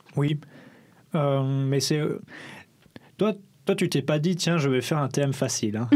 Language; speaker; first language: French; native; French